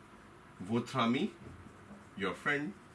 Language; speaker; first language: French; non-native, fluent; Hindi